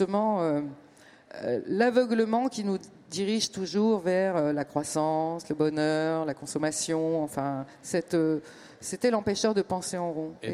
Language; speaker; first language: French; native; French